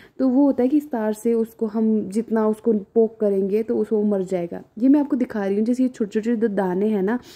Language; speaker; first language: Hindi; non-native, local second language; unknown